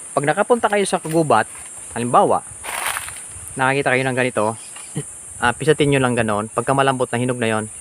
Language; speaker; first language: Filipino; non-native, local second language; Bikol